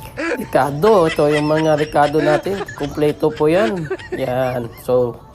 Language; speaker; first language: Filipino; non-native, local second language; Cebuano